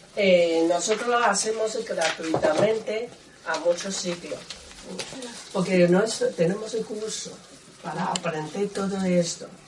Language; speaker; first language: Spanish; non-native, learner; Chinese